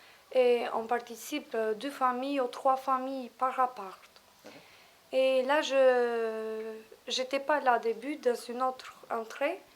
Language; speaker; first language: French; non-native, fluent; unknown